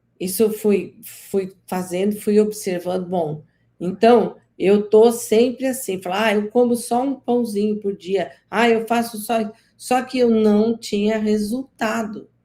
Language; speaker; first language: Portuguese; native; Portuguese